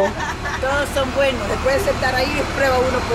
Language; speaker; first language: Spanish; native; Spanish